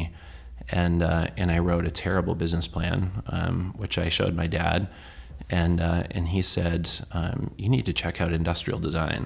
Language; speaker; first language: English; native; English